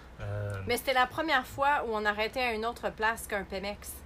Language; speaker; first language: French; native; French